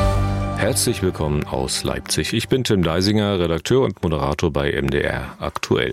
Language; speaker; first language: German; native; German